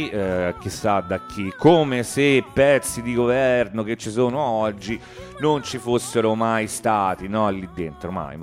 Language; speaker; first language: Italian; native; Italian